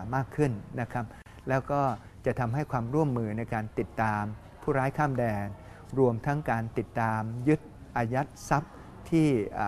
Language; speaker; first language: Thai; native; Thai